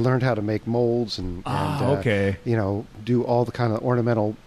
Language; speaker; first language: English; native; English